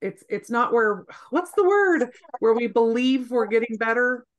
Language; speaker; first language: English; native; English